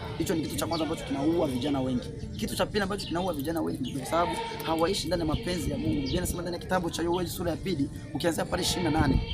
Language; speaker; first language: Swahili; non-native, local second language; Rundi